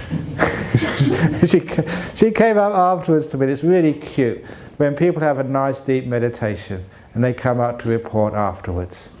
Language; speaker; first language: English; native; English